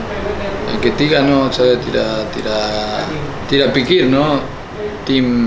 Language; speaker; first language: Indonesian; non-native, fluent; Spanish